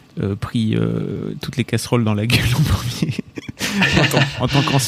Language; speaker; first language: French; native; French